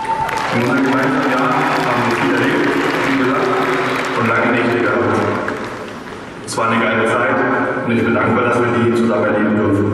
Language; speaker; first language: German; native; German